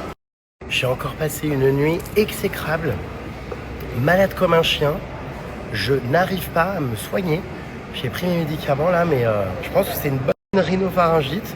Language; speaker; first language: French; native; French